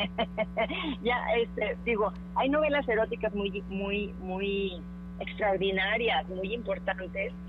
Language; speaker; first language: Spanish; native; Spanish